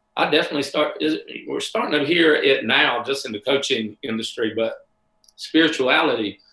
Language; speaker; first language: English; native; English